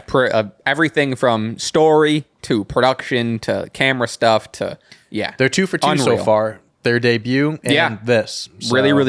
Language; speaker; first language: English; native; English